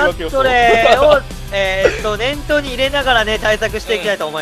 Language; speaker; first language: Japanese; native; Japanese